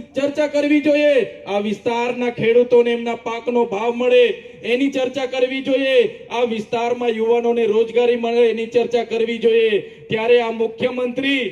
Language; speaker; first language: Gujarati; non-native, local second language; Vasavi